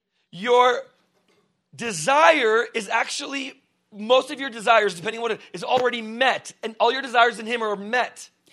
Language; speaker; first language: English; early bilingual, other home language; Russian